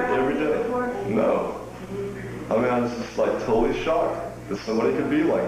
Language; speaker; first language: English; native; English